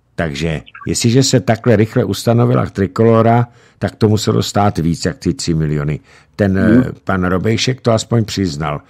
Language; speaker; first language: Czech; native; Czech